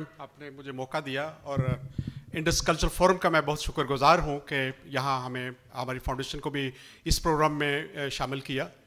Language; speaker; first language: Urdu; non-native, local second language; Punjabi